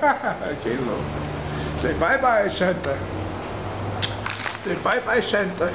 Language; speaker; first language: Spanish; non-native, learner; English